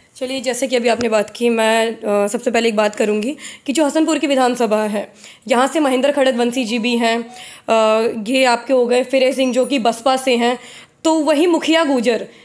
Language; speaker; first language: Hindi; native; Hindi